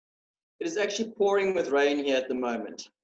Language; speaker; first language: English; native; English